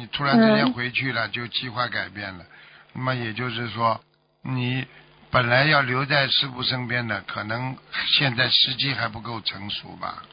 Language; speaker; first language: Chinese; native; Chinese